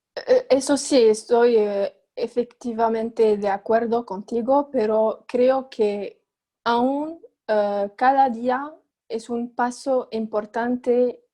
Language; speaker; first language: Spanish; non-native, fluent; Arabic